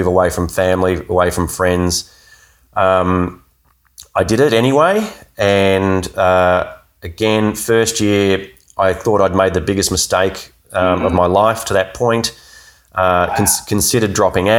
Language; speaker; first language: English; native; English